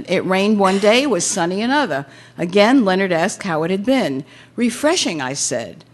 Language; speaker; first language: English; native; English